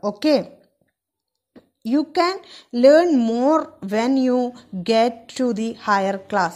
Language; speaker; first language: English; non-native, local second language; Malayalam